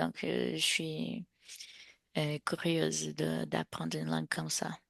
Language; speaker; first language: French; non-native, fluent; Portuguese